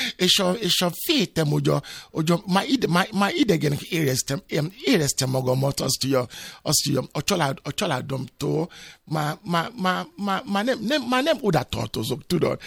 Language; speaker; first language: Hungarian; non-native, fluent; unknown